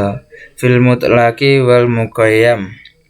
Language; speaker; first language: Arabic; non-native, learner; Indonesian